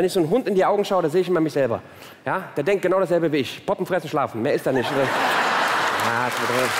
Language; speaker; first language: German; early bilingual, other home language; Turkish